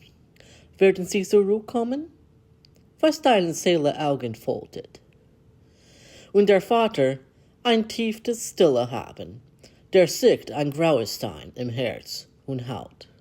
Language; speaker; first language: German; non-native, learner; English